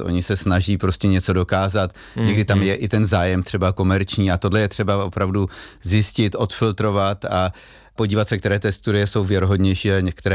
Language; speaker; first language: Czech; native; Czech